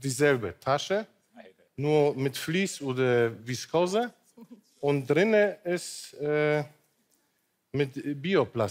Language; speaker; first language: German; non-native, local second language; Polish